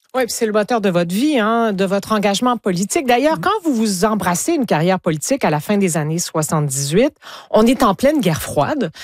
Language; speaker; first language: French; native; French